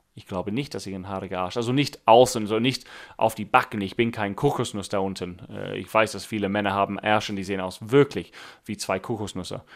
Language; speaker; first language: German; non-native, fluent; English